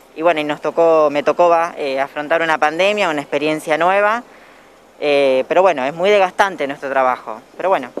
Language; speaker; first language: Spanish; native; Spanish